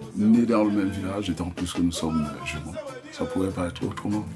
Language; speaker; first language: French; non-native, local second language; Duala